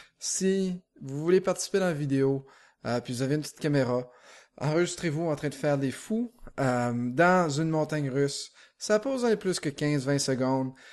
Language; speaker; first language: French; native; French